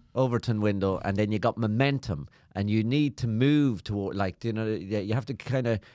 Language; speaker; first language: English; native; English